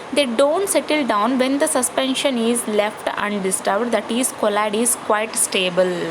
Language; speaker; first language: English; non-native, local second language; Telugu